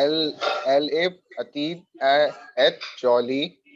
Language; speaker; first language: French; non-native, learner; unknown